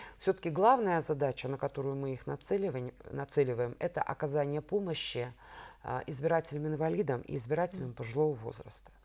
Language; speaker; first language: Russian; native; Russian